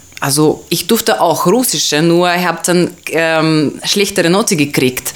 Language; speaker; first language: German; non-native, fluent; Russian